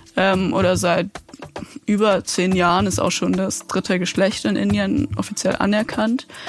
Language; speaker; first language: German; native; German